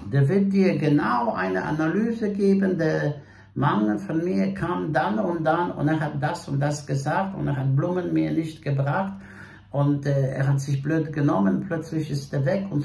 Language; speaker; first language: German; non-native, fluent; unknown